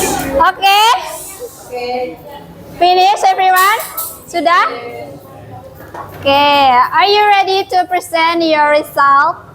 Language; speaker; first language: English; non-native, fluent; Indonesian